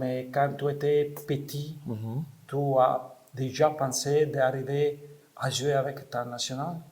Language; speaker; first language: French; non-native, fluent; Italian